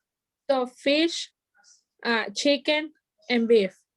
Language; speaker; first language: English; non-native, learner; Spanish